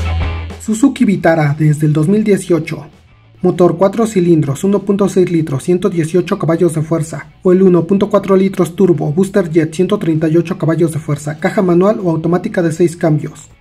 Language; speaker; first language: Spanish; native; Spanish